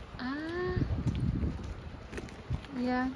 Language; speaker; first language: Japanese; non-native, learner; Filipino